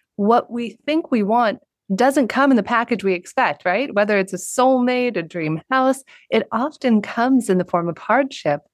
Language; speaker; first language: English; native; English